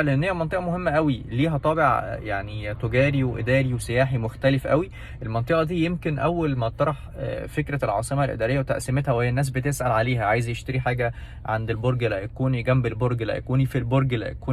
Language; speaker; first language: Arabic; native; Arabic